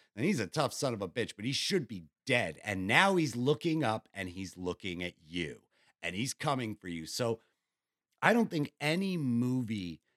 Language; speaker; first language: English; native; English